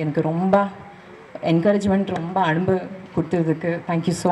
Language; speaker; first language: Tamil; non-native, learner; Kannada